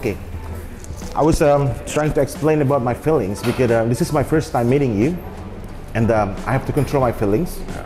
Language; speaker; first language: English; non-native, fluent; Indonesian